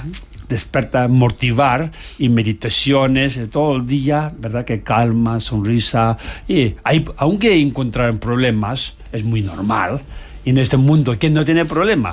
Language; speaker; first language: Spanish; non-native, learner; Tibetan